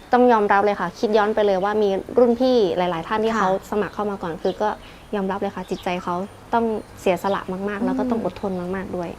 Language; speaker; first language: Thai; native; Thai